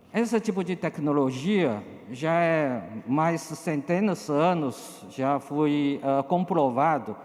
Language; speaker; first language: Portuguese; non-native, learner; Chinese